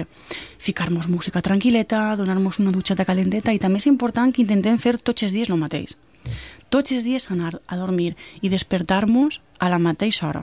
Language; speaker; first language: Catalan; native; Catalan